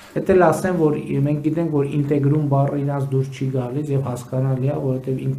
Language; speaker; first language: Armenian; native; Armenian